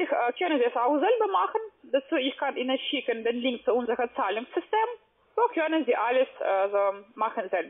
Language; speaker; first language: German; non-native, fluent; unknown